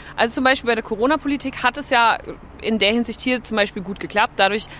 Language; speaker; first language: German; native; German